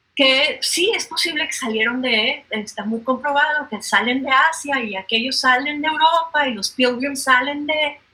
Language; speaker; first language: Spanish; native; Spanish